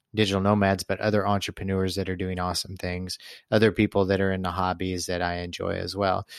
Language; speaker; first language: English; native; English